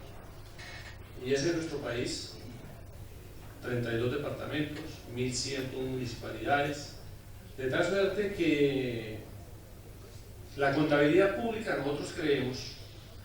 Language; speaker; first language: Spanish; native; Spanish